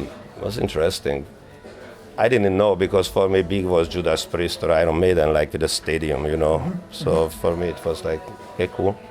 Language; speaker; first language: English; non-native, fluent; Hungarian